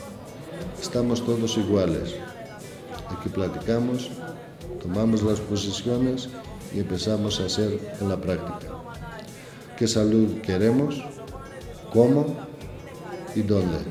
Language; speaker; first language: Spanish; non-native, learner; Greek